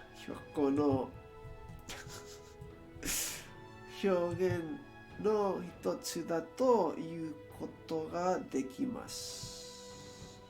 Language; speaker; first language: Japanese; non-native, learner; Spanish